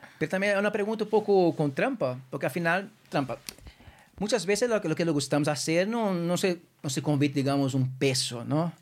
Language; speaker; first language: Spanish; non-native, fluent; Portuguese